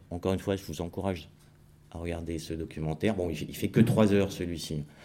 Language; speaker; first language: French; native; French